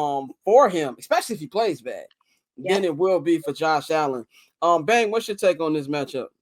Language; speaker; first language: English; native; English